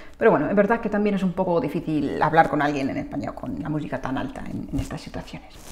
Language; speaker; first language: Spanish; non-native, fluent; English